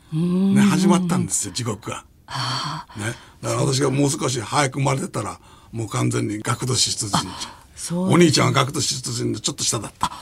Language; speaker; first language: Japanese; native; Japanese